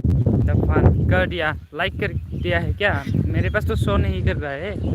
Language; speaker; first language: Hindi; non-native, local second language; Bodo